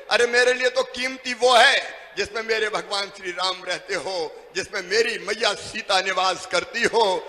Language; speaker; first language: Hindi; native; Hindi